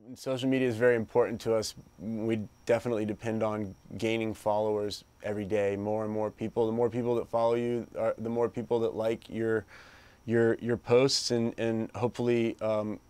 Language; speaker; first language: English; native; English